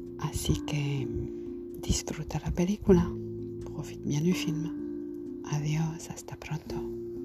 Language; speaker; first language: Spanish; non-native, learner; French